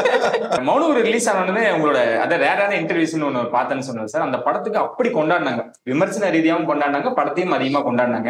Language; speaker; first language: Tamil; native; Tamil